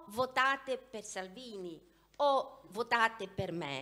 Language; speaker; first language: Italian; non-native, fluent; Greek